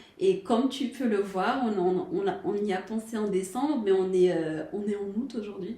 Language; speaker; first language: French; non-native, local second language; Malagasy